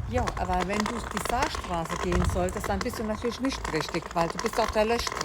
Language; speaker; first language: German; native; German